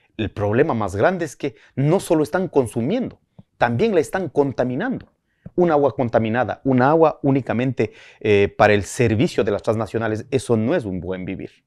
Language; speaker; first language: Spanish; native; Spanish